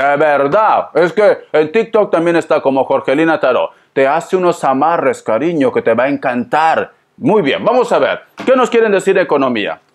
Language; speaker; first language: Spanish; native; Spanish